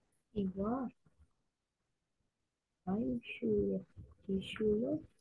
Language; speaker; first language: German; non-native, learner; Indonesian